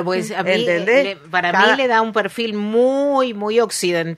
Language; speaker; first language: Spanish; native; Spanish